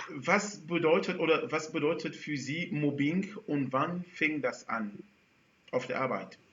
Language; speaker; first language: German; non-native, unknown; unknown